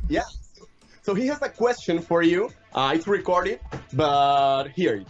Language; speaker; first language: English; non-native, fluent; Spanish